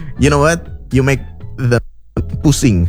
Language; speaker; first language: English; non-native, fluent; Indonesian